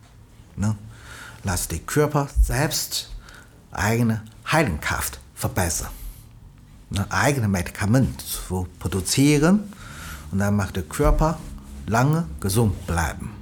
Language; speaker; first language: German; non-native, learner; Chinese